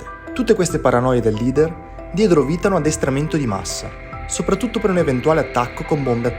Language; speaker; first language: Italian; native; Italian